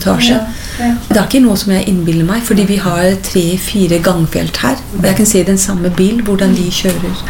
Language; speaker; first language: Norwegian; non-native, fluent; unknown